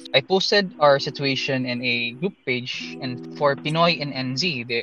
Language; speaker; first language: English; non-native, local second language; Cebuano